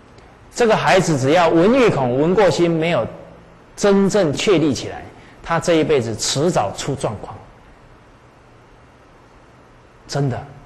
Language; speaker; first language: Chinese; native; Chinese